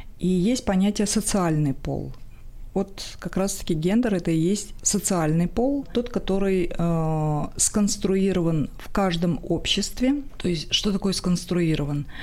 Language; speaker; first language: Russian; non-native, local second language; Tajik